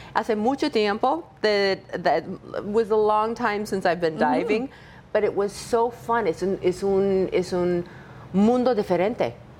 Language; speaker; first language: English; native; English